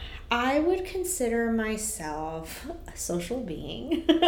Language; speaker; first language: English; early bilingual, other home language; Spanish